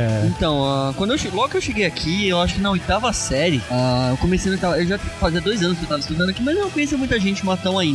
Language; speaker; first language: Portuguese; native; Portuguese